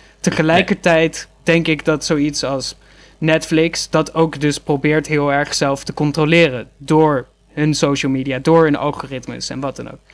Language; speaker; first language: Dutch; native; Dutch